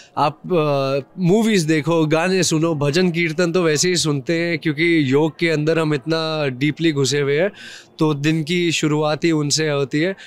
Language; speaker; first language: Hindi; native; Hindi